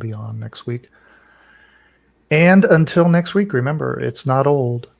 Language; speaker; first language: English; native; English